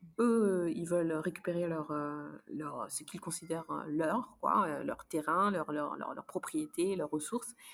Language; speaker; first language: French; native; French